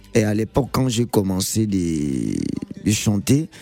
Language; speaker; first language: French; non-native, local second language; Lingala